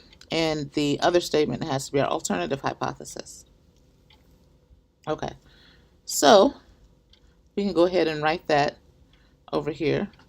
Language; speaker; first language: English; native; English